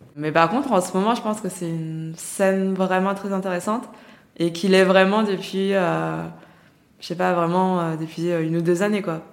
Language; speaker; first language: French; native; French